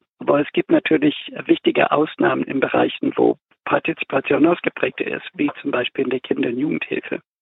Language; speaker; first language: German; non-native, fluent; English